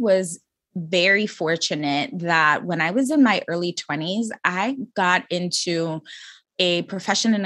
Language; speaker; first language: English; native; English